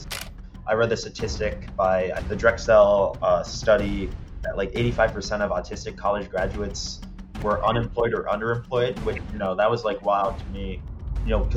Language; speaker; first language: English; native; English